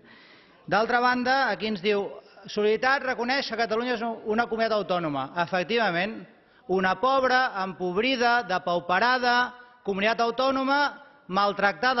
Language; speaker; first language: Catalan; native; Catalan